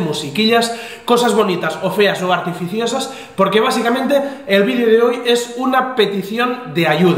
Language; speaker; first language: Spanish; native; Spanish